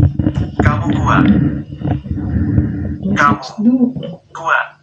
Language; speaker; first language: Indonesian; non-native, learner; German